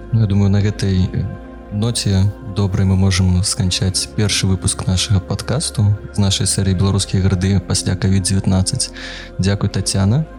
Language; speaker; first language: Belarusian; non-native, local second language; Russian